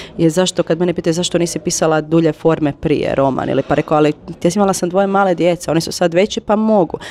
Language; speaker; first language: Croatian; native; Croatian